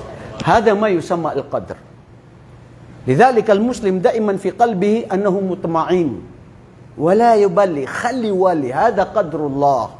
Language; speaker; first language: Arabic; non-native, fluent; Filipino